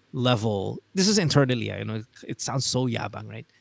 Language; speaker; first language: English; native; English